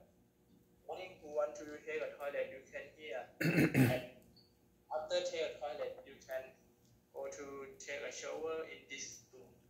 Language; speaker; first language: English; non-native, learner; Thai